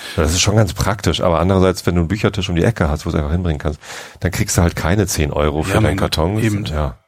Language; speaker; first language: German; native; German